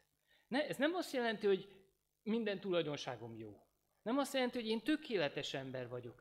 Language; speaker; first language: Hungarian; native; Hungarian